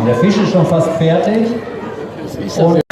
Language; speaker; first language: German; native; German